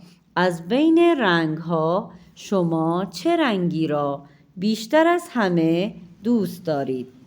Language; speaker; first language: Persian; non-native, fluent; Urdu